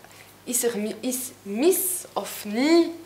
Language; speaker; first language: Dutch; non-native, local second language; French